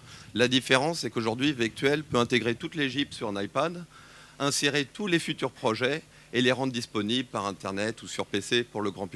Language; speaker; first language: French; native; French